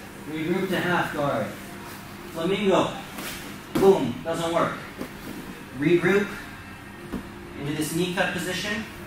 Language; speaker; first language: English; native; English